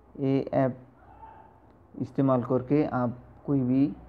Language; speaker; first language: Hindi; non-native, learner; Bangla